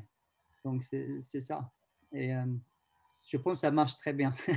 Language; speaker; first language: French; non-native, learner; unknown